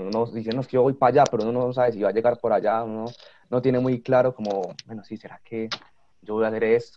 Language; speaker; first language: Spanish; native; Spanish